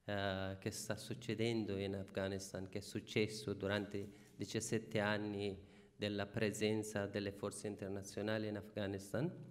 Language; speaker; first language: Italian; non-native, fluent; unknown